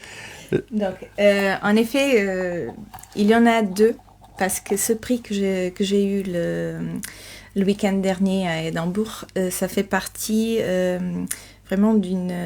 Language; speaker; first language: French; non-native, fluent; Portuguese